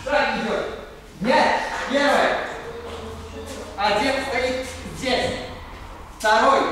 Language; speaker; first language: Russian; non-native, learner; Serbian